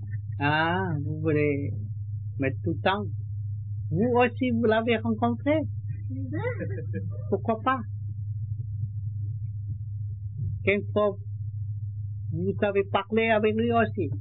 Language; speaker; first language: French; non-native, learner; Vietnamese